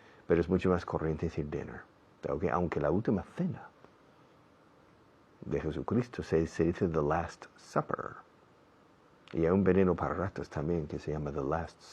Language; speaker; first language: Spanish; non-native, fluent; English